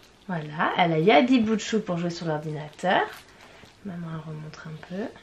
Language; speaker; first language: French; native; French